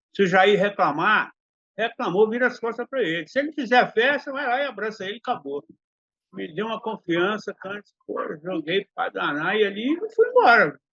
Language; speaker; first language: Portuguese; native; Portuguese